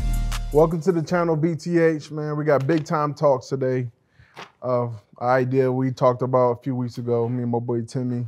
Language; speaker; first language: English; native; English